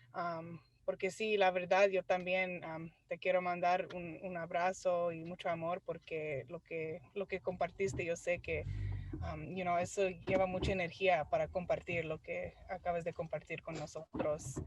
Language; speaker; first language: Spanish; early bilingual, heritage; Spanish